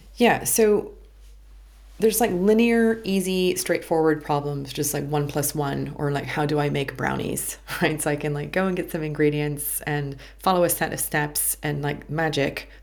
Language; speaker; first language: English; native; English